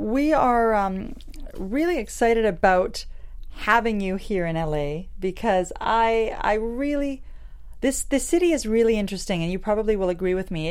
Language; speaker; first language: English; native; English